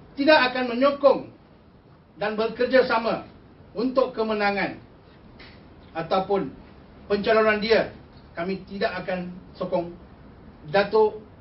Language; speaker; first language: Malay; non-native, local second language; Tamil